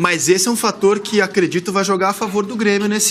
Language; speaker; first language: Portuguese; native; Portuguese